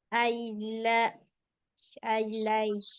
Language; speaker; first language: English; non-native, learner; French